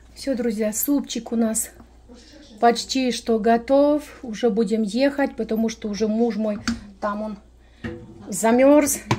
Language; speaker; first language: Russian; non-native, local second language; Ukrainian